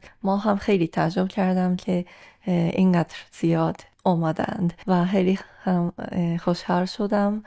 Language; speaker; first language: Persian; non-native, fluent; Japanese